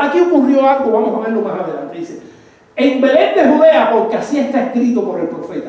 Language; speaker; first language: Spanish; native; Spanish